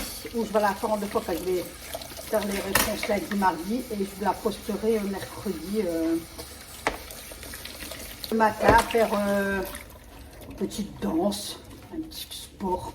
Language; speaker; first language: French; native; French